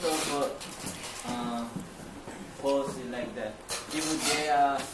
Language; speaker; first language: English; non-native, learner; Chinese